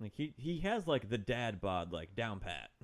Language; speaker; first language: English; native; English